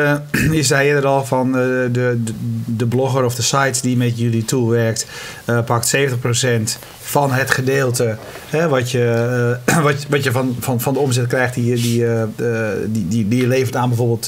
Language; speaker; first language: Dutch; native; Dutch